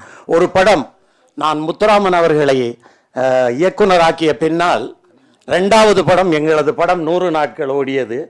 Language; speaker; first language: Tamil; native; Tamil